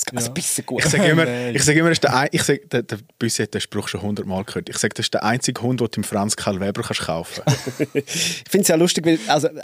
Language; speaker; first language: Swiss German; native; Swiss German